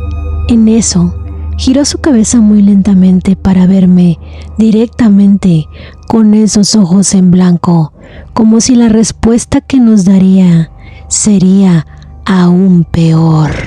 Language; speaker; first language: Spanish; native; Spanish